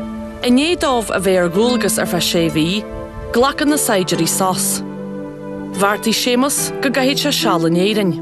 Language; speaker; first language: Irish; native; Irish